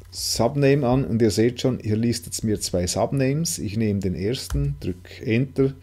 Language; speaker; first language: German; non-native, local second language; Swiss German